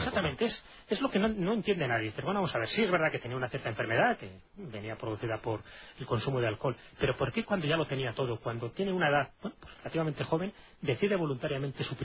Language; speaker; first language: Spanish; native; Spanish